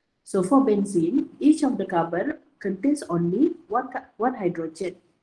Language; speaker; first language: English; non-native, local second language; Malay